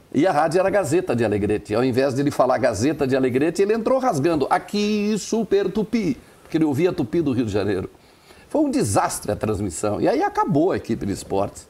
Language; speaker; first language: Portuguese; non-native, local second language; German